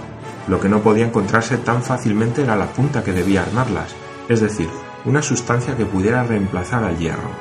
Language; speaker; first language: Spanish; native; Spanish